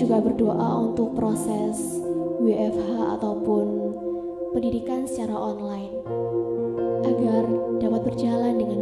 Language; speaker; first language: Indonesian; native; Indonesian